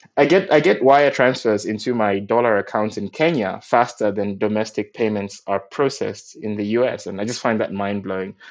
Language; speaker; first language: English; non-native, local second language; Nyanja